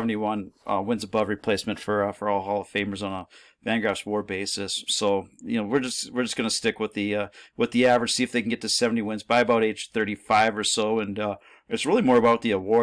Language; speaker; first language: English; native; English